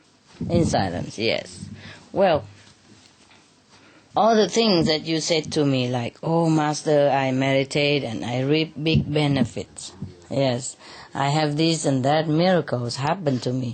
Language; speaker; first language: English; non-native, fluent; Vietnamese